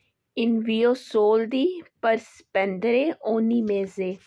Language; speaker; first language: Italian; non-native, fluent; Urdu